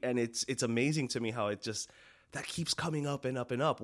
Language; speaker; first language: English; early bilingual, other home language; Spanish